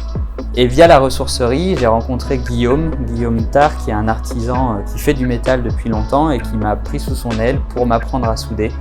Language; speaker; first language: French; native; French